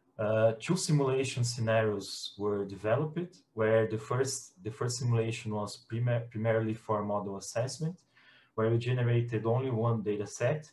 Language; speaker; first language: English; non-native, fluent; Portuguese